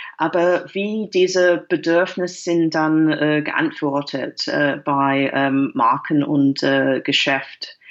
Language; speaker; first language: German; non-native, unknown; English